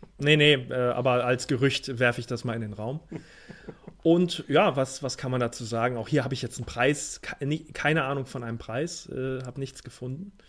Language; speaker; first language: German; native; German